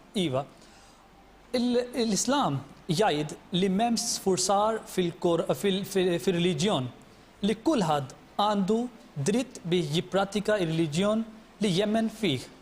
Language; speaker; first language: Maltese; non-native, fluent; Urdu